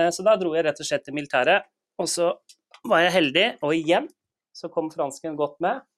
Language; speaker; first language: Norwegian; native; Norwegian